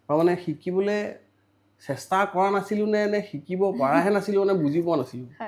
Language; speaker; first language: Assamese; native; Assamese